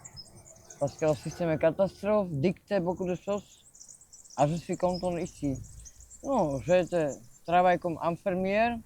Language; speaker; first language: French; non-native, learner; Slovak